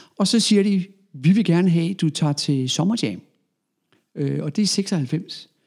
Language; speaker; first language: Danish; native; Danish